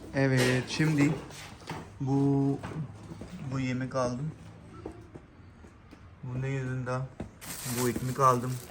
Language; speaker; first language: Turkish; non-native, learner; Urdu